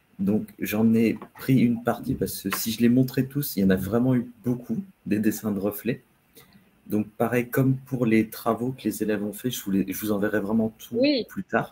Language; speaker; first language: French; native; French